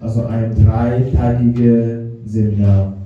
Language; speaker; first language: German; non-native, learner; French